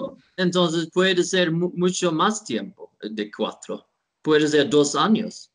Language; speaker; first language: Spanish; non-native, learner; Swedish